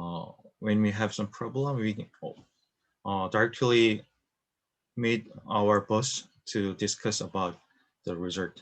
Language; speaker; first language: English; non-native, learner; Korean